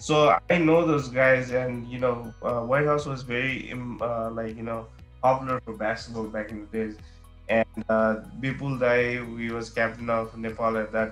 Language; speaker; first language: English; non-native, local second language; Nepali